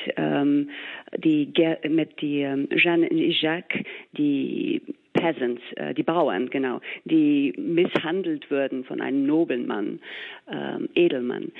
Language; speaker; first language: German; non-native, fluent; English